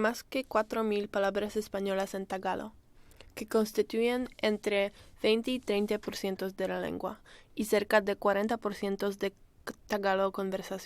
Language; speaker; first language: Spanish; non-native, learner; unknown